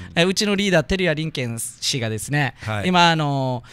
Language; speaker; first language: Japanese; native; Japanese